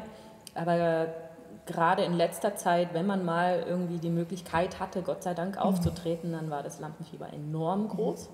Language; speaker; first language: German; native; German